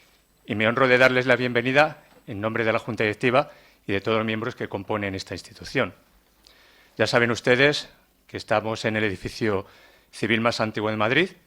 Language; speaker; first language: Spanish; native; Spanish